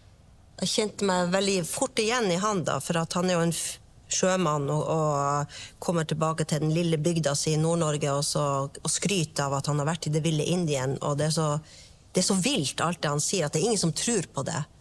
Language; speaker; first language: Norwegian; native; Norwegian